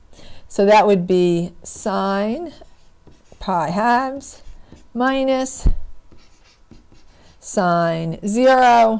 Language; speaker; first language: English; native; English